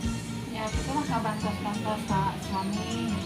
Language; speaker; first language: Sundanese; non-native, local second language; Indonesian